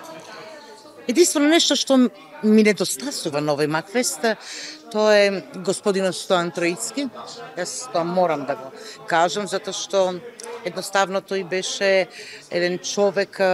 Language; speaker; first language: Macedonian; native; Macedonian